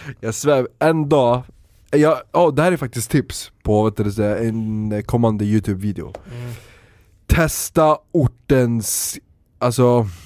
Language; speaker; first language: Swedish; early bilingual, other home language; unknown